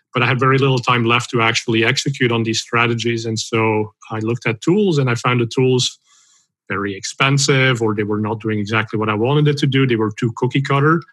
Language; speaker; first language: English; non-native, fluent; Dutch